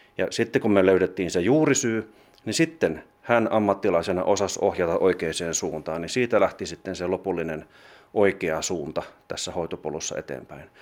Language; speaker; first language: Finnish; native; Finnish